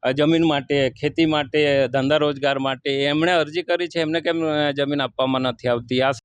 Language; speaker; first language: Gujarati; non-native, local second language; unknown